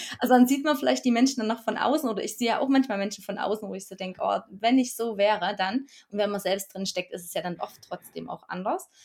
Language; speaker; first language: German; native; German